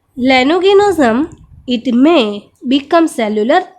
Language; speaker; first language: English; non-native, local second language; Gujarati